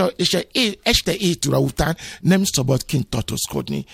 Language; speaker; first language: Hungarian; non-native, learner; Yoruba